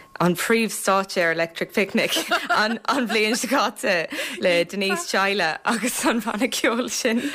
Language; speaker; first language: Irish; non-native, local second language; English